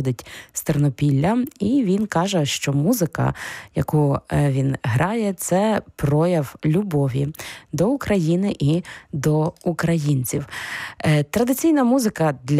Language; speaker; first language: Ukrainian; native; Ukrainian